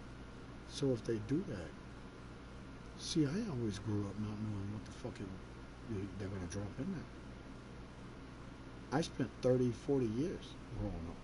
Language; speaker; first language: English; native; English